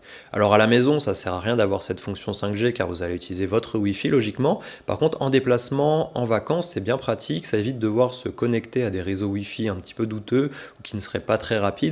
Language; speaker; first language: French; native; French